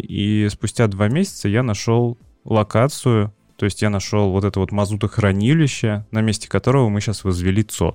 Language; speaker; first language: Russian; native; Russian